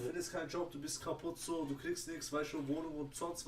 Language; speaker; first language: German; native; German